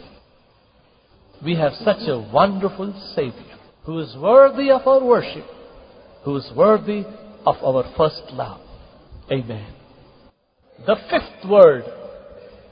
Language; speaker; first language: English; non-native, local second language; Kannada